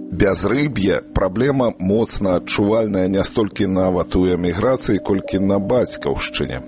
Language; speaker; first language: Belarusian; native; Belarusian